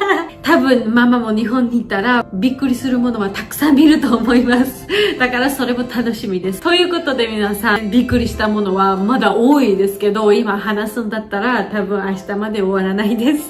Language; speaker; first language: Japanese; non-native, learner; Georgian